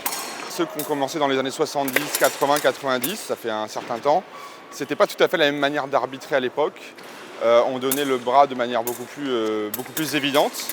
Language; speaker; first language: French; native; French